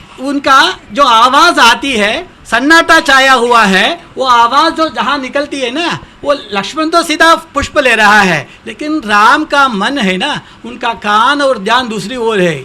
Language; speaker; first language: Hindi; non-native, local second language; Tamil